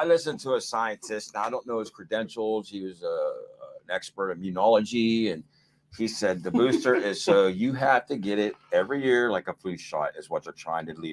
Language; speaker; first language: English; native; English